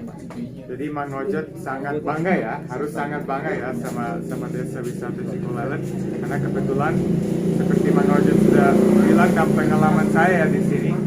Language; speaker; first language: Indonesian; non-native, fluent; Serbian